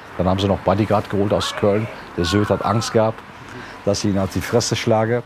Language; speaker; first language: German; early bilingual, other home language; Turkish